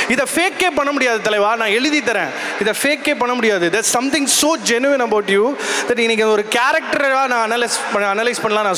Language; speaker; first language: Tamil; native; Tamil